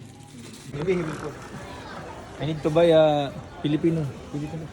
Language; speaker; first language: English; non-native, learner; Japanese